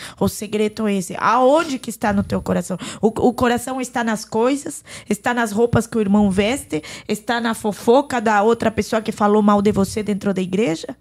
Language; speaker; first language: Portuguese; non-native, fluent; Arabic